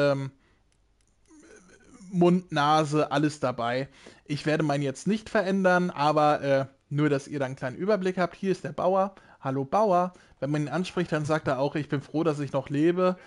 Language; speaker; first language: German; native; German